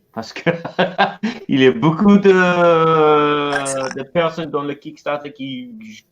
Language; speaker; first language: French; non-native, learner; English